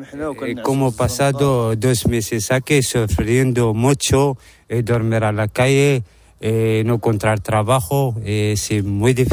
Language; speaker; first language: Spanish; non-native, learner; Arabic